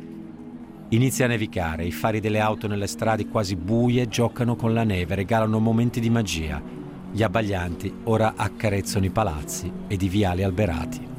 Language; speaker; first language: Italian; native; Italian